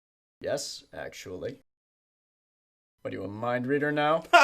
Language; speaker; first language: English; native; English